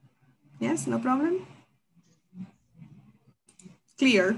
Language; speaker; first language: English; non-native, fluent; Spanish